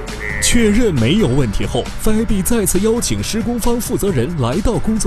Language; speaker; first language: Chinese; native; Chinese